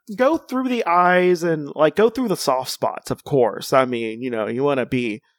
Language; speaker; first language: English; early bilingual, other home language; Spanish